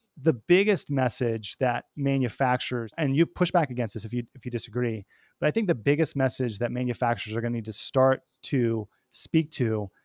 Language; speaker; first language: English; native; English